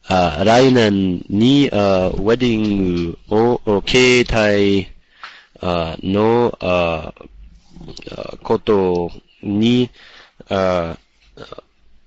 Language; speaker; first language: Japanese; non-native, learner; English